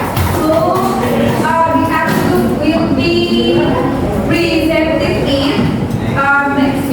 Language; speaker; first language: English; non-native, learner; Indonesian